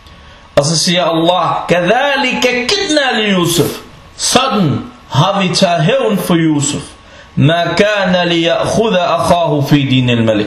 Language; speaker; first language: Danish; non-native, fluent; Arabic